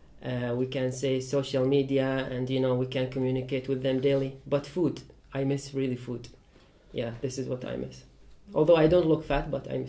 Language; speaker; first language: English; non-native, fluent; Persian